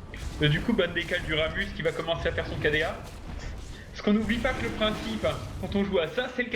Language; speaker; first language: French; native; French